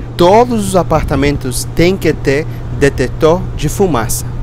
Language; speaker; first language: Portuguese; non-native, fluent; English